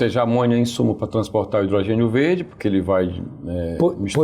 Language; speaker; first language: Portuguese; native; Portuguese